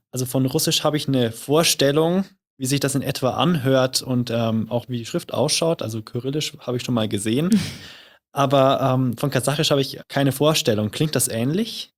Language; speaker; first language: German; native; German